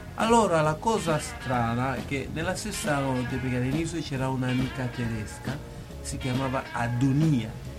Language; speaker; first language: Italian; non-native, fluent; Lingala